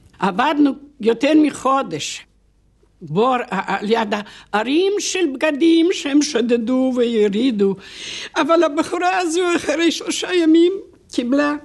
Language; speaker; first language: Hebrew; non-native, fluent; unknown